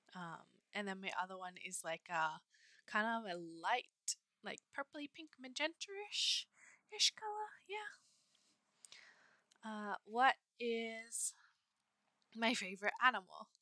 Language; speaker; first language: English; native; English